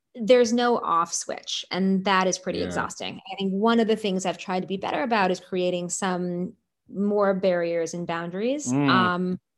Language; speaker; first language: English; native; English